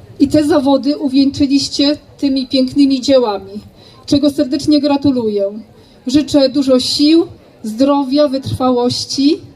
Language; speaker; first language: Polish; native; Polish